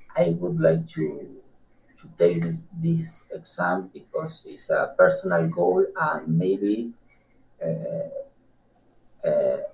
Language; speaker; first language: English; non-native, learner; Spanish